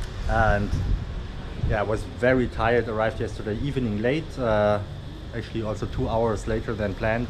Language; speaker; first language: English; non-native, fluent; German